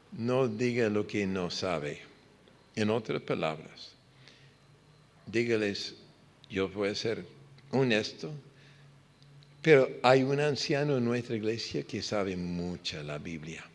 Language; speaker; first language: Spanish; non-native, fluent; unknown